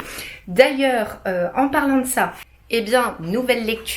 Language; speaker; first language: French; native; French